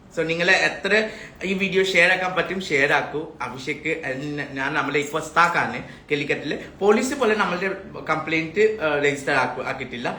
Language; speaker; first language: Malayalam; non-native, local second language; Hindi